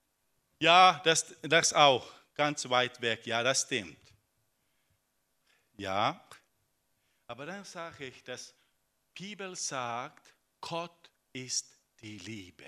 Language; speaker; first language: German; non-native, fluent; Finnish